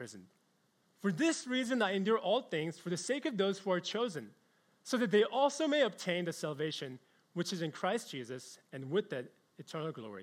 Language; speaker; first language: English; early bilingual, other home language; Korean